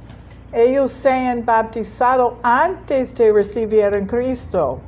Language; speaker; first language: Spanish; non-native, learner; English